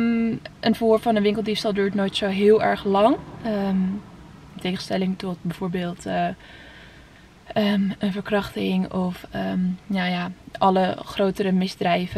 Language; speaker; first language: Dutch; native; Dutch